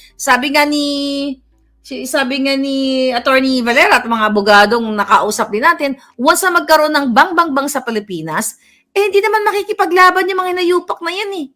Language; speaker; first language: Filipino; native; Filipino